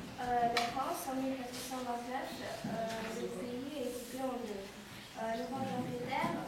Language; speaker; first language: French; non-native, learner; Russian